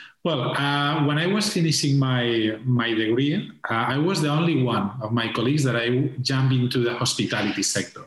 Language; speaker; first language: English; non-native, fluent; Spanish